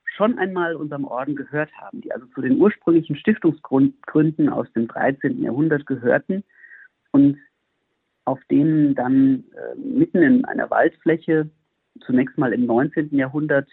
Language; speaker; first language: German; native; German